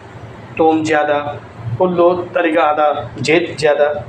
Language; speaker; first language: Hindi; non-native, learner; Bangla